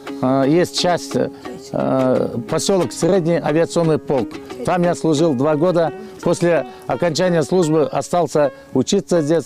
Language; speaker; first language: Russian; non-native, local second language; Kyrgyz